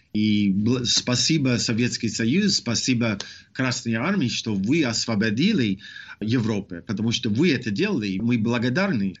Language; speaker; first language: Russian; non-native, fluent; English